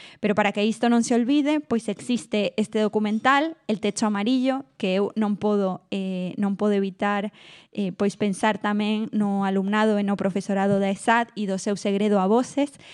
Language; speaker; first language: Galician; non-native, local second language; Spanish